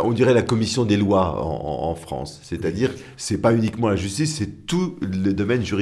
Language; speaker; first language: French; native; French